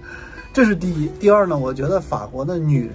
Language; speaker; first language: Chinese; native; Chinese